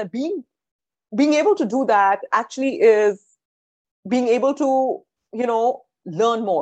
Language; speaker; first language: English; non-native, local second language; Hindi